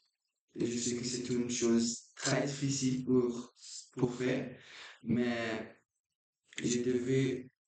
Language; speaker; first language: French; non-native, learner; Portuguese